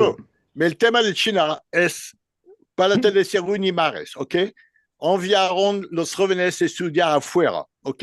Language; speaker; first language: Spanish; non-native, learner; French